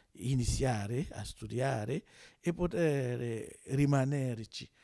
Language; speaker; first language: Italian; non-native, learner; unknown